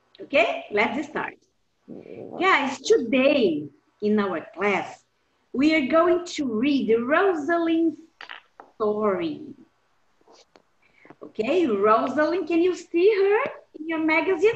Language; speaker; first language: English; non-native, fluent; Portuguese